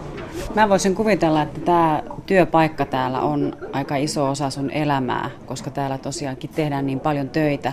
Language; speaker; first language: Finnish; native; Finnish